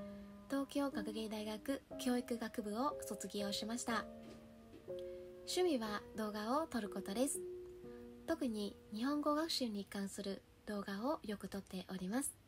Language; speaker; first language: Japanese; non-native, fluent; Vietnamese